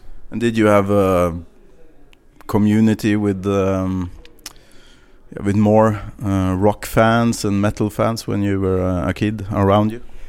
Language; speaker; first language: English; non-native, fluent; Norwegian